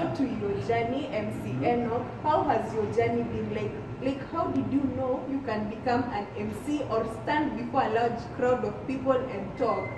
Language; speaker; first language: English; non-native, local second language; Swahili